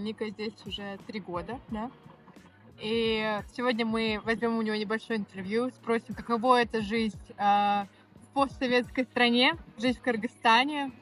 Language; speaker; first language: Russian; native; Russian